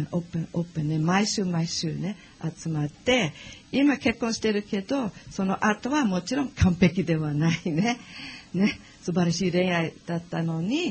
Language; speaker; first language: Japanese; non-native, learner; English